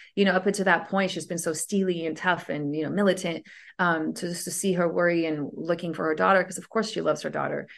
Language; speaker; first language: English; early bilingual, other home language; Persian